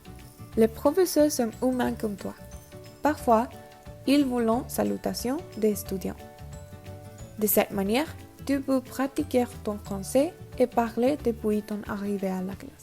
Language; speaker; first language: French; non-native, learner; Spanish